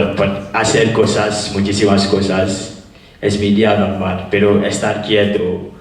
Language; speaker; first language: Spanish; non-native, fluent; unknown